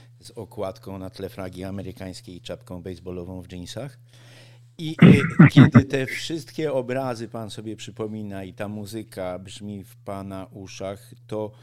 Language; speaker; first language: Polish; native; Polish